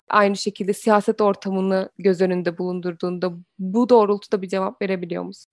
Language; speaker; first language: Turkish; early bilingual, heritage; Turkish